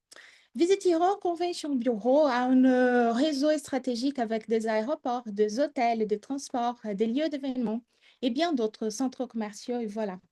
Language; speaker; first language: French; non-native, fluent; Portuguese